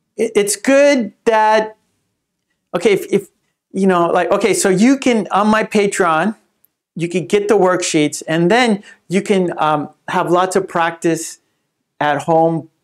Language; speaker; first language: English; native; English